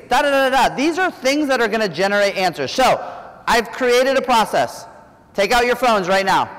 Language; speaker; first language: English; native; English